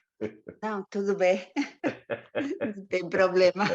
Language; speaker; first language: Portuguese; non-native, fluent; Spanish